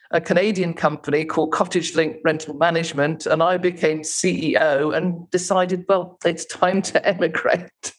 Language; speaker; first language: English; native; English